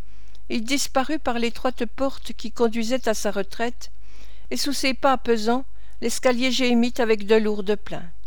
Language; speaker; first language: French; native; French